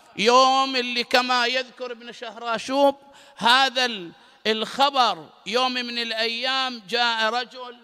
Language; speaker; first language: Arabic; native; Arabic